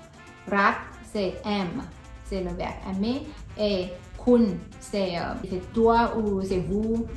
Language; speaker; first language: French; non-native, learner; Thai